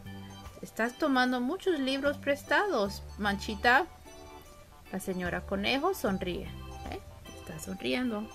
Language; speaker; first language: Spanish; early bilingual, heritage; Spanish